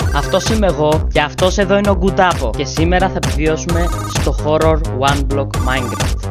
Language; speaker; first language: Greek; native; Greek